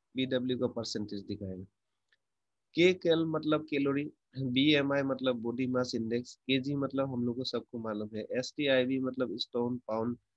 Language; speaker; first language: Hindi; non-native, local second language; Assamese